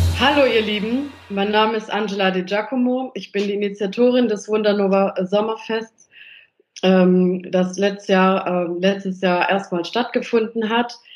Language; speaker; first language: German; early bilingual, other home language; Italian